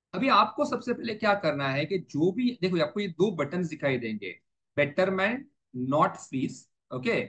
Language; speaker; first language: Hindi; native; Hindi